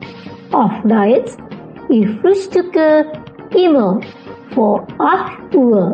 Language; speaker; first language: German; non-native, fluent; Indonesian